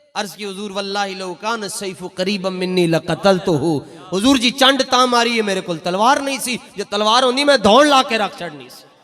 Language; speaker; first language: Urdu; non-native, local second language; Punjabi